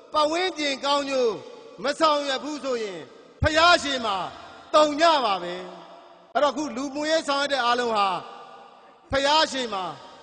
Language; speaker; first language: Burmese; native; Burmese